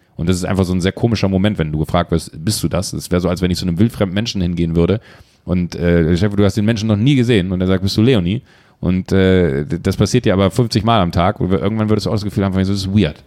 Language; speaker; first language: German; native; German